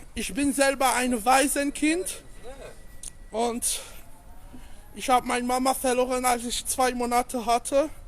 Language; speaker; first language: German; non-native, learner; French